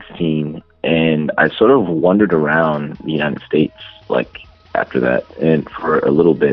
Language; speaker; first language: English; native; English